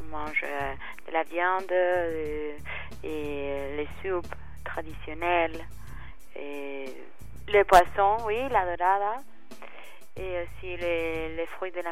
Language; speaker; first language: French; non-native, learner; Spanish